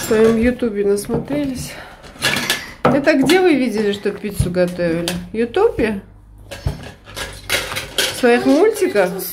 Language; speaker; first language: Russian; native; Russian